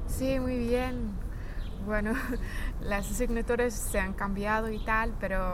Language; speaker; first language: Spanish; non-native, fluent; English